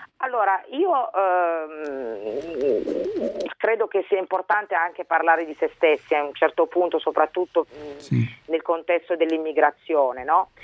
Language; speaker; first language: Italian; early bilingual, other home language; Arabic